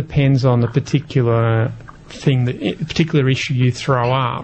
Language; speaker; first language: English; native; English